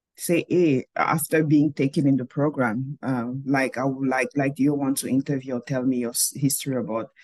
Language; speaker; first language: English; non-native, local second language; French